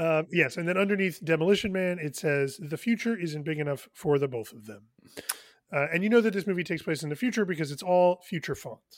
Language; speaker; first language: English; native; English